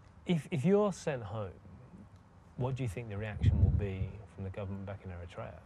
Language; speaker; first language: English; native; English